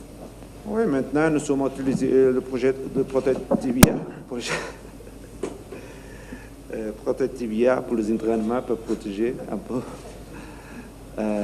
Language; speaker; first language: French; non-native, learner; Portuguese